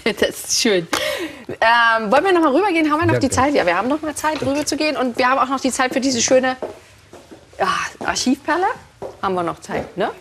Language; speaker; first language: German; native; German